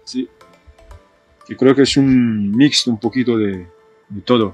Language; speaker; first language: Spanish; non-native, fluent; French